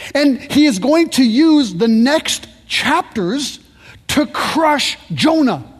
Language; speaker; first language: English; early bilingual, other home language; French